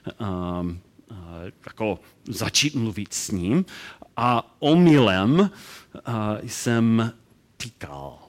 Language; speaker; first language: Czech; non-native, learner; English